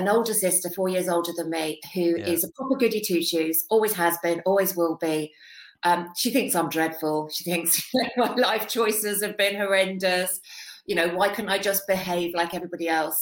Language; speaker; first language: English; native; English